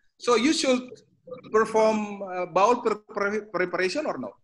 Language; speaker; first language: English; non-native, learner; Indonesian